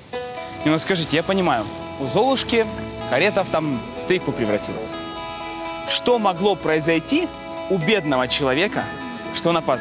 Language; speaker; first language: Russian; native; Russian